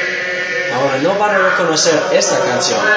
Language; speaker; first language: Spanish; non-native, fluent; English